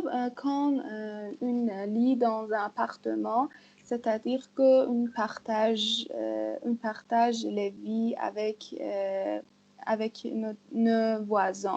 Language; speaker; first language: French; non-native, learner; Persian